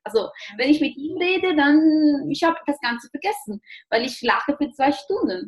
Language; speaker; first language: German; non-native, fluent; Italian